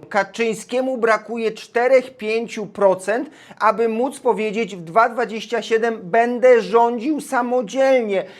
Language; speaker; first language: Polish; native; Polish